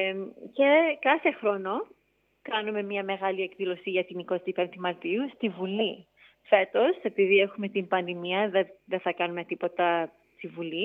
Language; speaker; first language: Greek; early bilingual, heritage; English